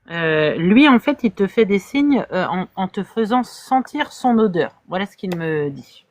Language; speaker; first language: French; native; French